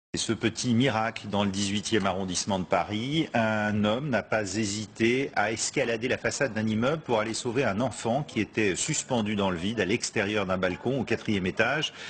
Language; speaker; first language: French; native; French